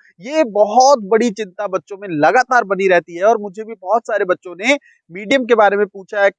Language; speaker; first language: Hindi; non-native, local second language; Punjabi